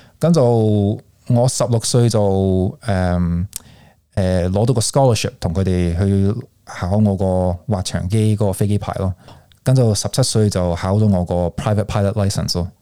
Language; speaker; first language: Cantonese; early bilingual, heritage; Cantonese